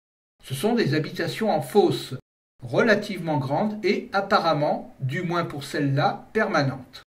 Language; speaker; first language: French; native; French